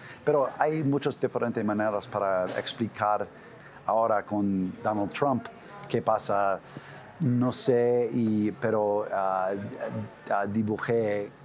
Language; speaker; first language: Spanish; non-native, fluent; English